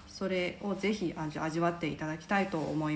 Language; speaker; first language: Japanese; non-native, fluent; Chinese